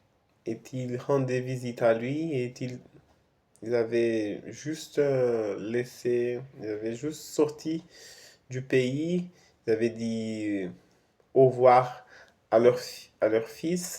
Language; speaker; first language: French; non-native, fluent; Portuguese